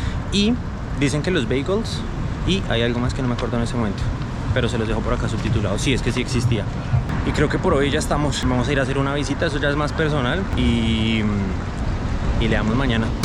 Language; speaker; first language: Spanish; native; Spanish